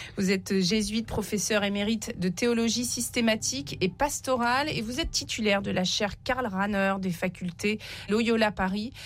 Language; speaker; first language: French; native; French